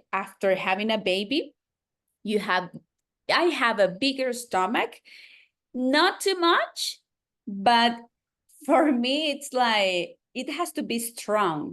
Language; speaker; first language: English; non-native, fluent; Spanish